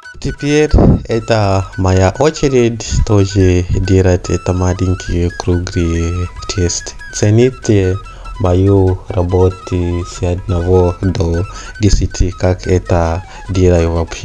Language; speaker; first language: Russian; non-native, learner; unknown